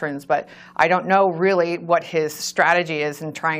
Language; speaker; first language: English; native; English